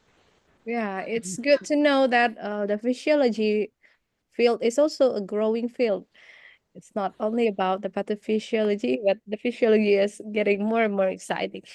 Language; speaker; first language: English; non-native, fluent; Indonesian